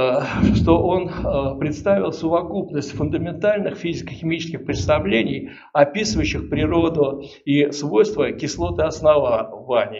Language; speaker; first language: Russian; native; Russian